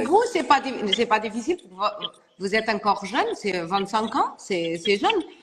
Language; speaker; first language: French; non-native, learner; Portuguese